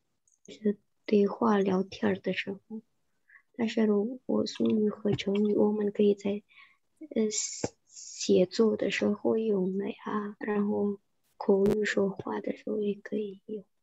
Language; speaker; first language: Chinese; non-native, fluent; Indonesian